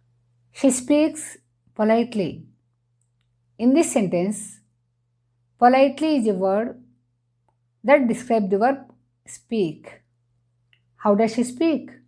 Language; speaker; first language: English; non-native, fluent; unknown